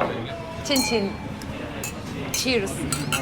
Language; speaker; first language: English; non-native, learner; Spanish